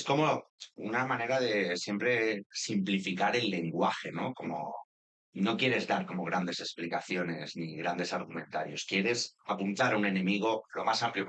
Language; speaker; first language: Spanish; native; Spanish